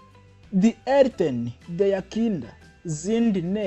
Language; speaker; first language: German; non-native, fluent; Kinyarwanda